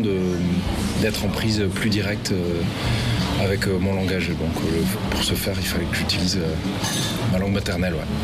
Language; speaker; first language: French; native; French